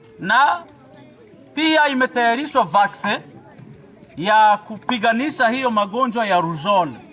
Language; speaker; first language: Swahili; native; Swahili